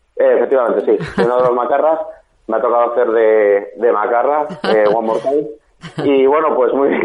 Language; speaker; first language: Spanish; native; Spanish